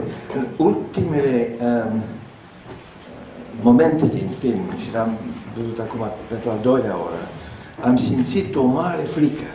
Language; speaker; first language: Romanian; non-native, learner; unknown